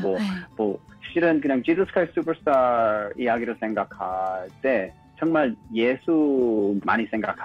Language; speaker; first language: Korean; early bilingual, heritage; English